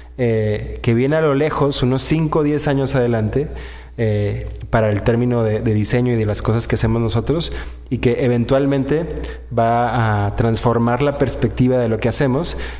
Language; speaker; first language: Spanish; native; Spanish